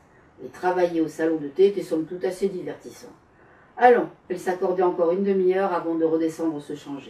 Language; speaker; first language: French; native; French